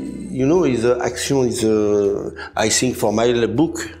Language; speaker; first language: English; non-native, learner; French